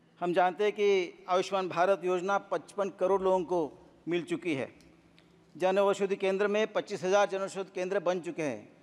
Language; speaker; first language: Hindi; non-native, local second language; Marathi